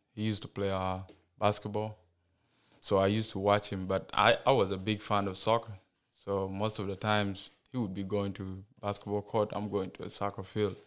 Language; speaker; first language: English; non-native, fluent; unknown